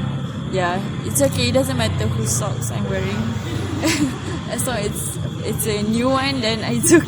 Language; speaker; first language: English; non-native, fluent; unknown